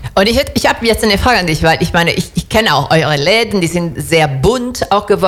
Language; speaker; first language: German; non-native, fluent; Italian